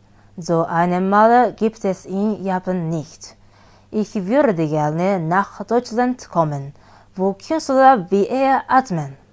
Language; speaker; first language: German; non-native, learner; Japanese